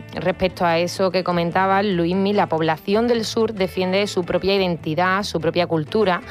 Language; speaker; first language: Spanish; native; Spanish